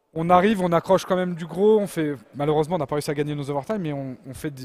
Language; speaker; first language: French; native; French